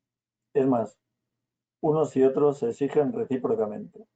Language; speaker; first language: Spanish; native; Spanish